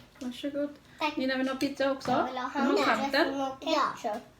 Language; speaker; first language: Swedish; non-native, learner; Thai